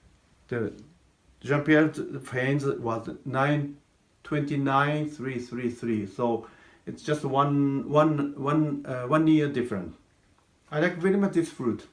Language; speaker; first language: English; non-native, learner; Japanese